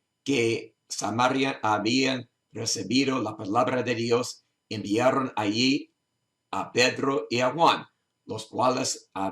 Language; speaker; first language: Spanish; non-native, learner; English